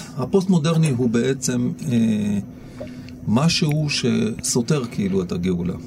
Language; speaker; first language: Hebrew; native; Hebrew